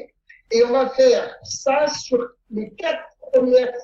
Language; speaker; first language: French; non-native, fluent; Italian